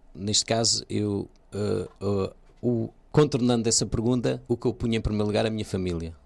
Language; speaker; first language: Portuguese; early bilingual, other home language; Kabuverdianu